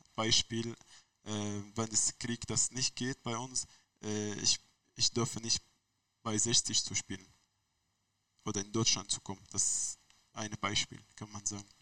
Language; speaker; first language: German; non-native, learner; Arabic